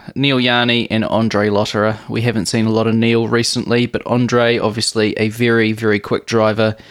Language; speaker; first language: English; native; English